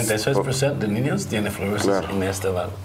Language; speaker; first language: Spanish; non-native, learner; English